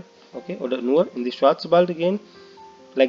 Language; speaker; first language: German; non-native, learner; Hindi